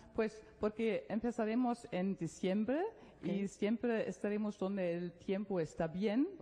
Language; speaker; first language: Spanish; non-native, fluent; German